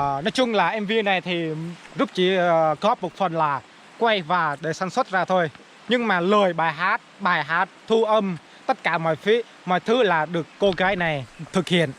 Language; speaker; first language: Vietnamese; non-native, local second language; Jarai